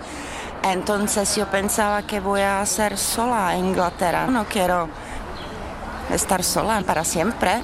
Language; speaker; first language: Spanish; non-native, fluent; Czech